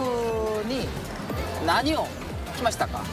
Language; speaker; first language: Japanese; non-native, learner; Korean